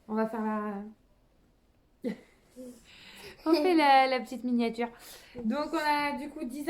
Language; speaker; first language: French; native; French